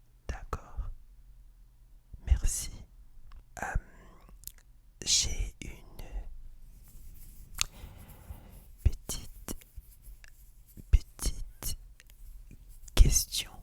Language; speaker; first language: French; non-native, fluent; English